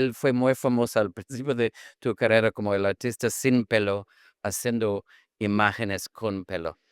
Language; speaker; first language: Spanish; non-native, fluent; English